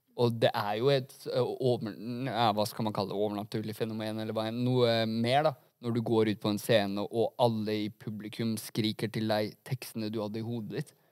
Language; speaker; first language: Norwegian; early bilingual, other home language; Persian